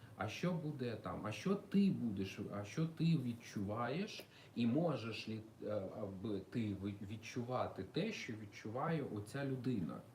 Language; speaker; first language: Ukrainian; non-native, local second language; Russian